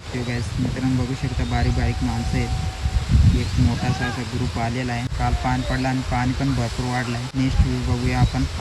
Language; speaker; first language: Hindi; non-native, local second language; Marathi